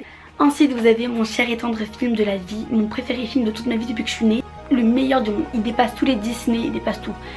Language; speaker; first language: French; native; French